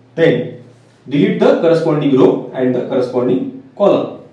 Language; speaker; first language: English; non-native, local second language; Marathi